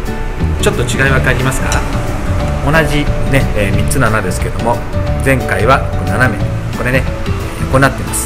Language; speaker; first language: Japanese; native; Japanese